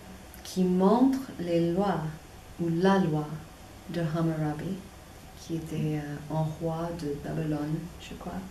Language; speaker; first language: French; non-native, fluent; English